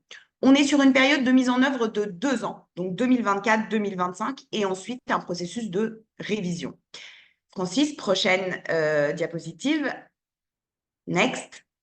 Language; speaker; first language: French; native; French